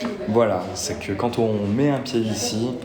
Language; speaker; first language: French; native; French